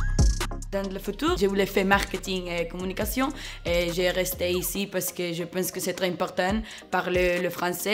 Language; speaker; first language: French; non-native, learner; Spanish